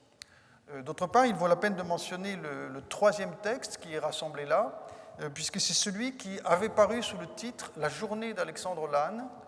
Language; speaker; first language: French; native; French